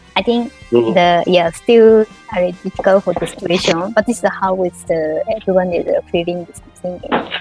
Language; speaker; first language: English; non-native, learner; Japanese